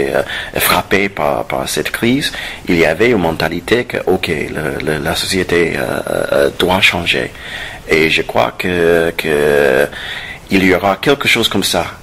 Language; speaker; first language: French; non-native, fluent; English